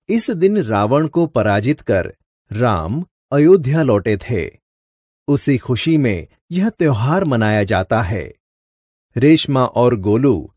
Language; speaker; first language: Hindi; non-native, local second language; Gujarati